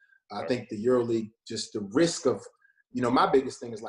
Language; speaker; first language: English; native; English